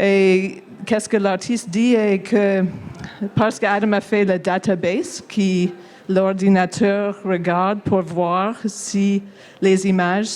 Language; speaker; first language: French; non-native, local second language; English